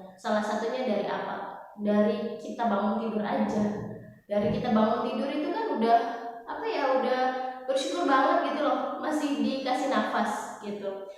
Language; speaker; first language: Indonesian; native; Indonesian